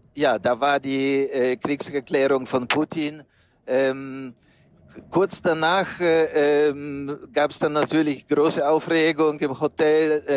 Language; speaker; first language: German; non-native, fluent; Polish